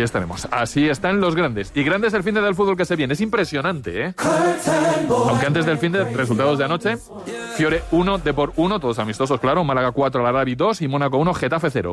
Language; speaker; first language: Spanish; native; Spanish